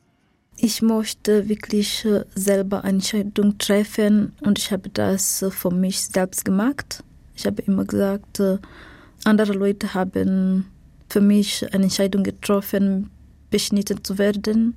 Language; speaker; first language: German; non-native, learner; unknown